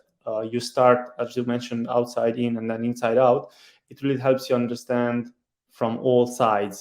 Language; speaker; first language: English; non-native, fluent; Romanian